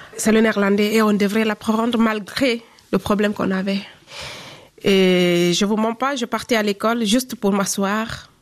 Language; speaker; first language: French; non-native, local second language; Fula